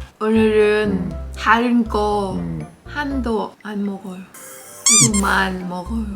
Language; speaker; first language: Korean; non-native, learner; Thai